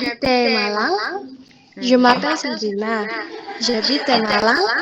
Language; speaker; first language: French; non-native, learner; Indonesian